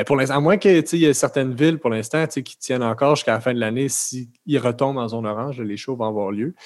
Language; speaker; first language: French; native; French